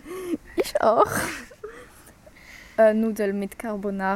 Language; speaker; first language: German; non-native, learner; French